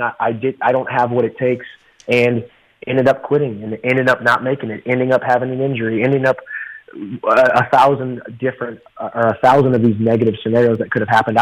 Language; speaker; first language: English; native; English